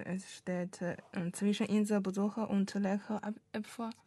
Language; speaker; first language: German; non-native, learner; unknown